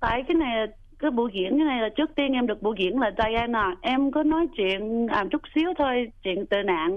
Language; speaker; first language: Vietnamese; early bilingual, heritage; Vietnamese